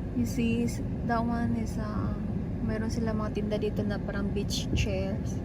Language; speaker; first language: Filipino; native; Filipino